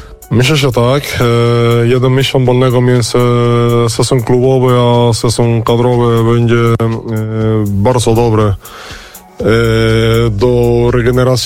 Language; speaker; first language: Polish; non-native, fluent; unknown